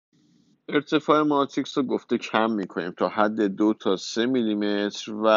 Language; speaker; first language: Persian; native; Persian